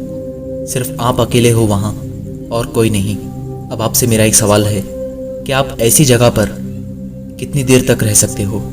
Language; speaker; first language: Hindi; native; Hindi